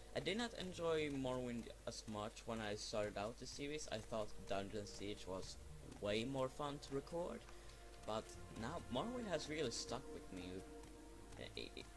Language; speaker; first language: English; non-native, fluent; Swedish